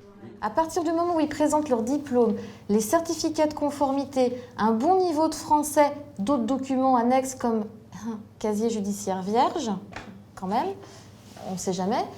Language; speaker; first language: French; native; French